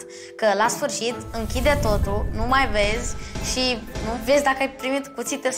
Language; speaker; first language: Romanian; early bilingual, heritage; Romanian